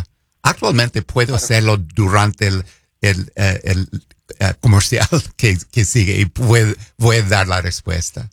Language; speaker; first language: Spanish; non-native, fluent; English